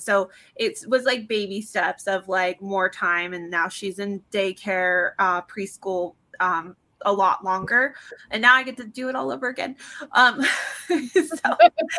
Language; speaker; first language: English; native; English